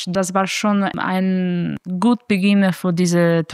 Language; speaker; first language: German; non-native, fluent; Italian